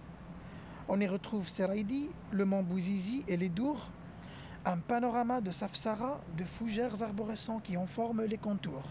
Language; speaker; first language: French; non-native, local second language; Arabic